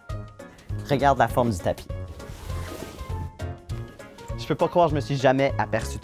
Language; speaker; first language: French; native; French